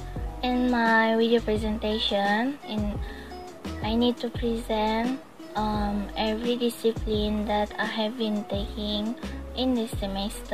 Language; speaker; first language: English; non-native, learner; Malay